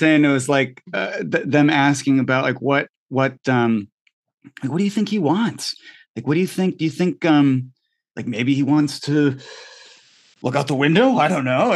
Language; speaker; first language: English; native; English